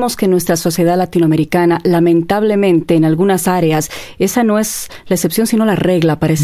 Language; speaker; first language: Spanish; native; Spanish